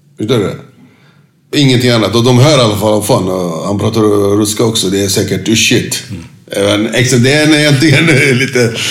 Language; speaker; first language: Swedish; non-native, fluent; Turkish